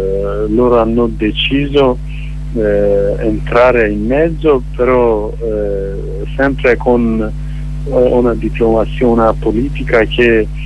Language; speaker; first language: Italian; non-native, learner; Kurdish